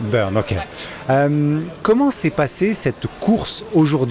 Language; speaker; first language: French; native; French